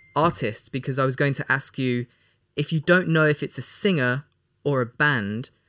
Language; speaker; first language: English; native; English